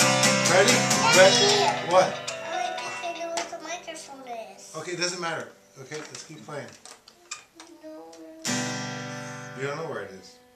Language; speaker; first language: English; native; English